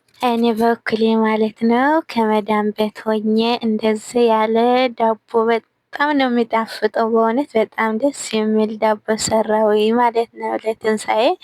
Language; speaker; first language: Amharic; non-native, local second language; Tigrinya